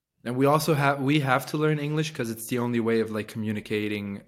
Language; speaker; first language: English; non-native, fluent; French